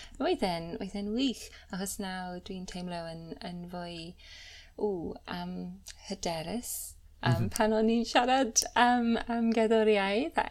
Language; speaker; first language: Welsh; non-native, fluent; English